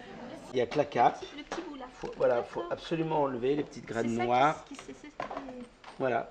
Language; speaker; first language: French; native; French